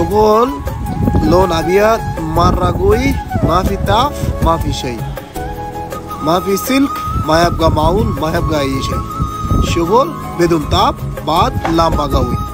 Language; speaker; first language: Arabic; non-native, learner; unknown